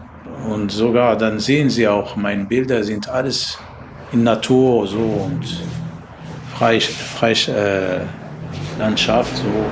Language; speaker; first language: German; non-native, learner; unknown